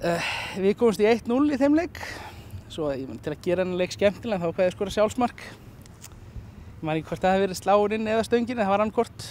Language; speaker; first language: Icelandic; native; Icelandic